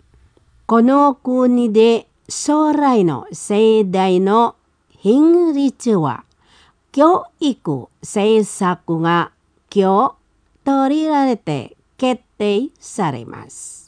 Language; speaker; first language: Japanese; non-native, fluent; Indonesian